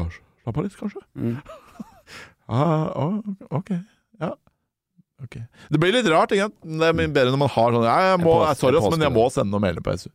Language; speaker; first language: Norwegian; native; Norwegian